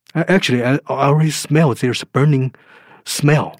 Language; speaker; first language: English; non-native, fluent; Chinese